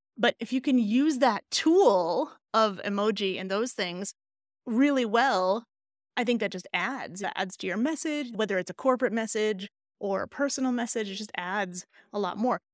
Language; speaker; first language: English; native; English